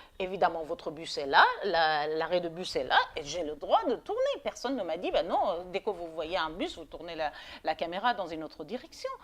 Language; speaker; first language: French; non-native, fluent; Persian